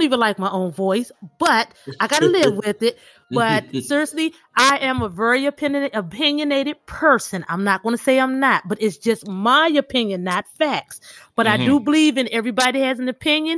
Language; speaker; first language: English; native; English